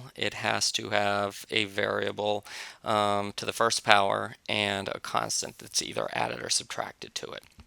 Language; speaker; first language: English; native; English